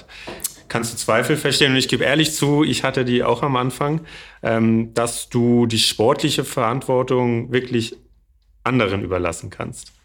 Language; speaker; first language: German; native; German